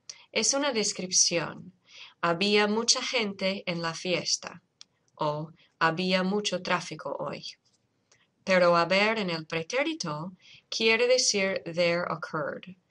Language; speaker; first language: Spanish; non-native, fluent; English